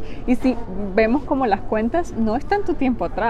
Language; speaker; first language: Spanish; native; Spanish